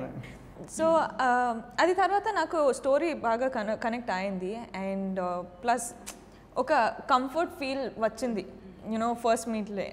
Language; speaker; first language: Telugu; non-native, learner; Kannada